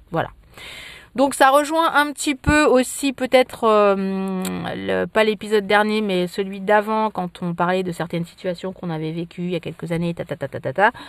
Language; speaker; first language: French; native; French